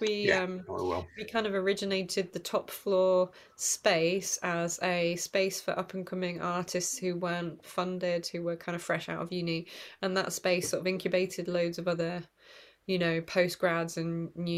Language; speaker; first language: English; native; English